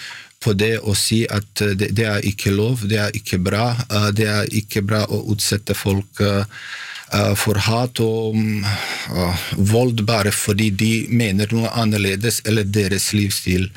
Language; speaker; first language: Norwegian; non-native, fluent; Bosnian